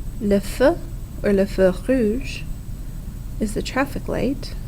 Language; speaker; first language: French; non-native, fluent; English